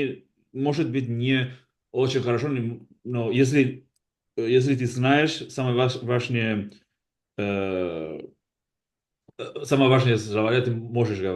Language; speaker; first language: Russian; non-native, learner; Basque